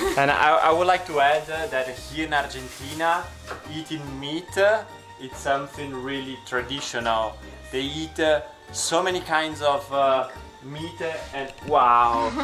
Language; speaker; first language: English; non-native, learner; Italian